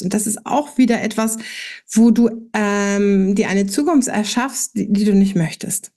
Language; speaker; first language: German; native; German